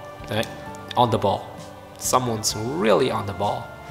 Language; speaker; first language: English; non-native, fluent; Vietnamese